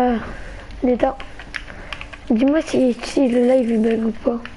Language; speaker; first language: French; native; French